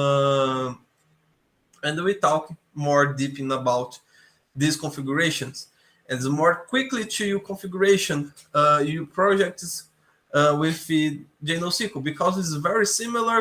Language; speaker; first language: English; non-native, learner; Portuguese